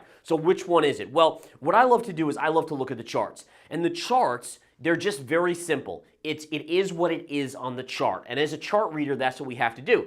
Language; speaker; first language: English; native; English